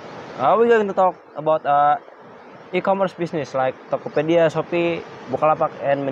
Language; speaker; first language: English; non-native, learner; Indonesian